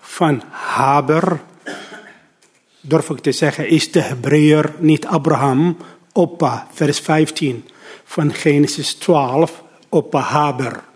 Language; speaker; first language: Dutch; non-native, learner; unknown